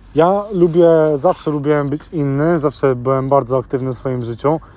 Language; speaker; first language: Polish; early bilingual, heritage; Polish